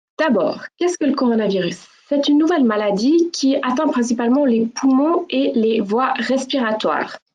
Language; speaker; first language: French; native; French